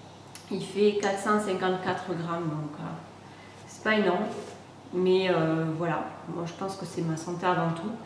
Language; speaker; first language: French; native; French